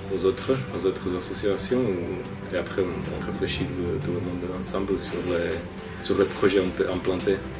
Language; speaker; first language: French; non-native, fluent; Czech